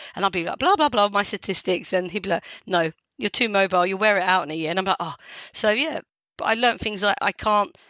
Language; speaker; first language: English; native; English